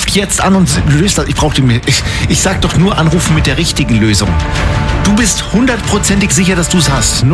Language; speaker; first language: German; native; German